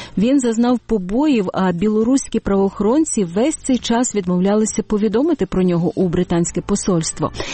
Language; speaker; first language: Ukrainian; native; Ukrainian